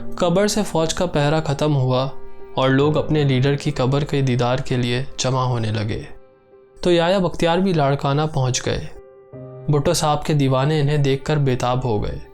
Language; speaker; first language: Urdu; native; Urdu